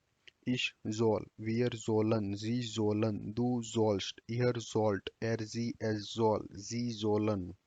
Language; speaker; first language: German; non-native, fluent; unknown